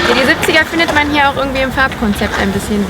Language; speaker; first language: German; native; German